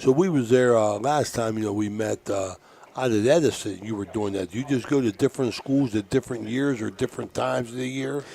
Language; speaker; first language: English; native; English